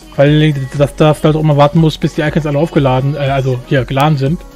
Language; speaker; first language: German; native; German